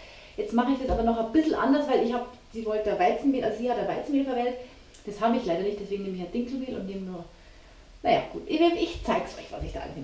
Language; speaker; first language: German; native; German